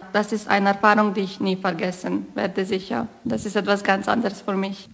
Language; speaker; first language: German; non-native, fluent; Croatian